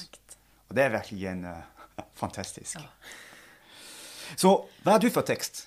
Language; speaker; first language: Swedish; non-native, fluent; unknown